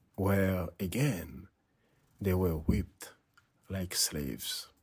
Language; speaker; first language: English; non-native, fluent; Haitian Creole